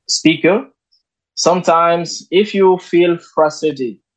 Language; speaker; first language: English; non-native, learner; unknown